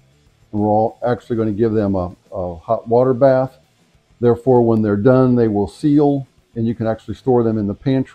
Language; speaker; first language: English; native; English